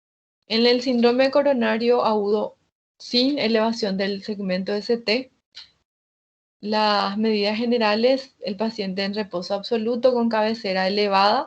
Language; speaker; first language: Spanish; native; Spanish